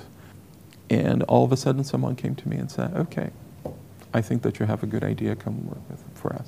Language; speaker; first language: English; non-native, fluent; Portuguese